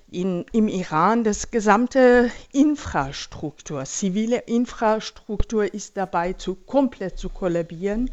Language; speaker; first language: German; non-native, fluent; Persian